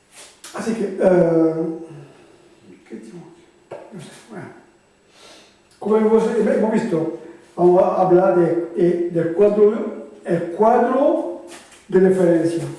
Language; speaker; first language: Spanish; non-native, fluent; French